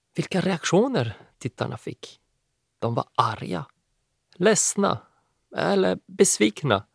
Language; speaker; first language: Swedish; non-native, fluent; French